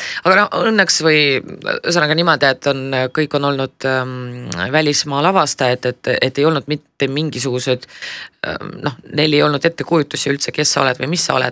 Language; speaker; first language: Estonian; non-native, fluent; Russian